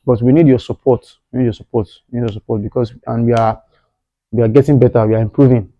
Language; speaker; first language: English; non-native, local second language; Yoruba